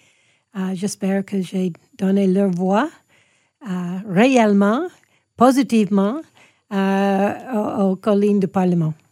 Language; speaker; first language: French; non-native, fluent; English